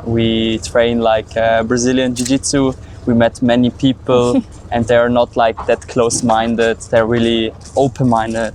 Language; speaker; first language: English; non-native, learner; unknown